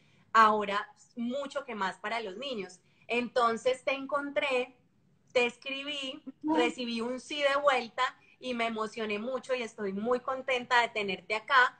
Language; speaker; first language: Spanish; native; Spanish